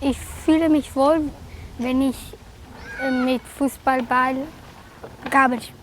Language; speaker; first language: German; early bilingual, other home language; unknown